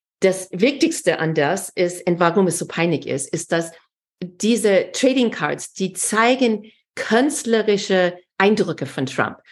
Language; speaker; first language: German; non-native, fluent; English